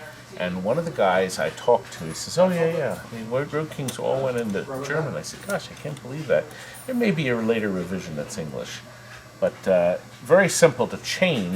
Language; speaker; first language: English; native; English